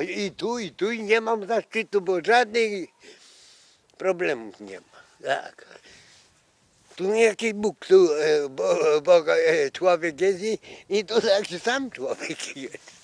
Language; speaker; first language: Polish; non-native, local second language; Ukrainian